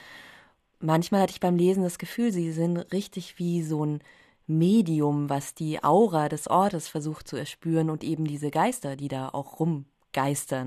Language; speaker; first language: German; native; German